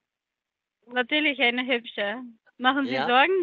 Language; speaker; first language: German; non-native, learner; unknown